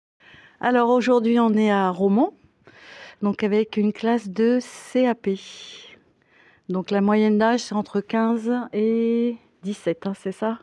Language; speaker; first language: French; native; French